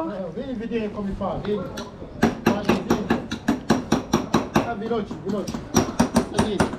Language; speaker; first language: Italian; non-native, fluent; Arabic